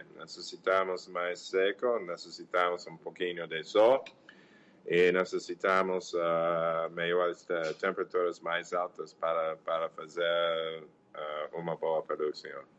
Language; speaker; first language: Portuguese; non-native, learner; English